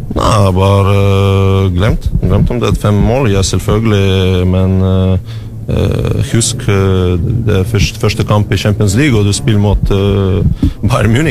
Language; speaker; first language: Norwegian; non-native, learner; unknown